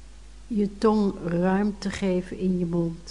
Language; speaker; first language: Dutch; native; Dutch